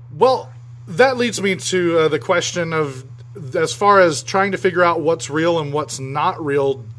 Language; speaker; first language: English; native; English